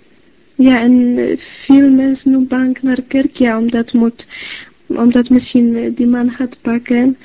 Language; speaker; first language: Dutch; non-native, learner; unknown